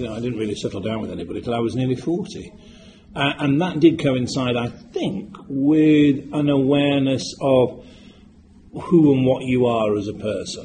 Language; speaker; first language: English; native; English